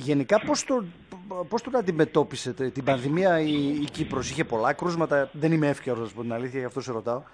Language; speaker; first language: Greek; native; Greek